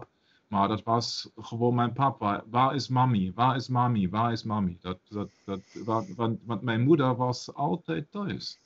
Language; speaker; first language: Dutch; non-native, learner; German